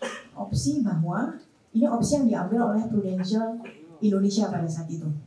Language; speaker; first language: Indonesian; native; Indonesian